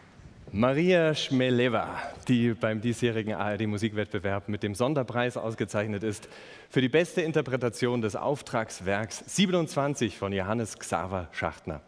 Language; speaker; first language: German; native; German